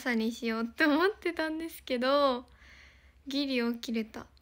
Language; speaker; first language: Japanese; native; Japanese